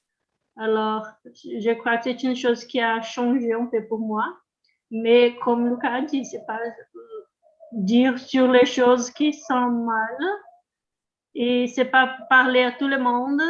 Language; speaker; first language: French; non-native, learner; Portuguese